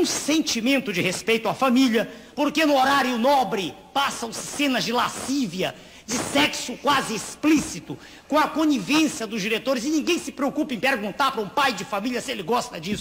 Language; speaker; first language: Portuguese; native; Portuguese